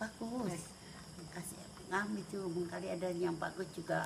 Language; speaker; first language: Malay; non-native, local second language; Central Dusun